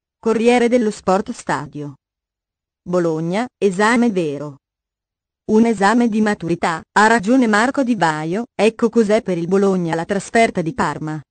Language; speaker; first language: Italian; native; Italian